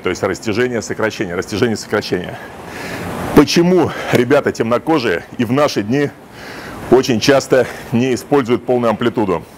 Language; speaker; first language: Russian; native; Russian